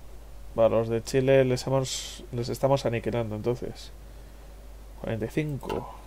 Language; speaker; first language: Spanish; native; Spanish